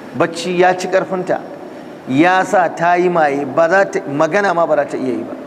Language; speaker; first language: Hausa; native; Hausa